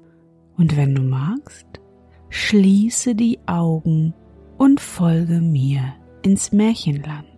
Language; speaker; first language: German; native; German